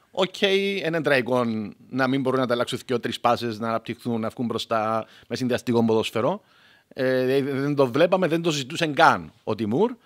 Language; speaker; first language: Greek; native; Greek